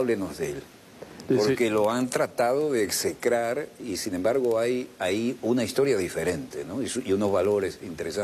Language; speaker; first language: Spanish; native; Spanish